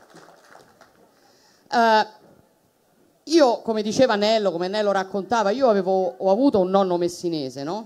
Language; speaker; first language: Italian; native; Italian